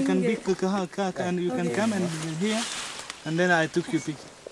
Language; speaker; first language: English; non-native, local second language; Kinyarwanda